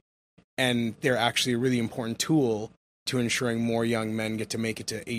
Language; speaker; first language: English; native; English